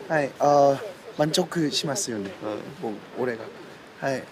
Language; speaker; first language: Japanese; non-native, learner; Korean